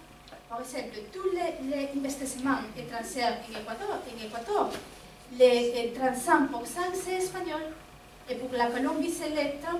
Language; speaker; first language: French; non-native, fluent; Spanish